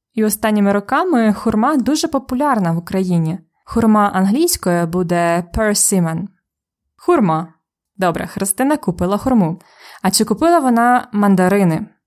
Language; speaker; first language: Ukrainian; native; Ukrainian